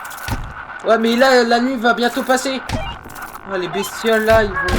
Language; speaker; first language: French; native; French